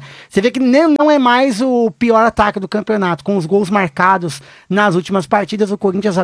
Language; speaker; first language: Portuguese; native; Portuguese